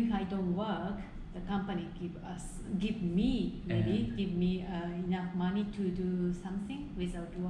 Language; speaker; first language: English; non-native, fluent; Japanese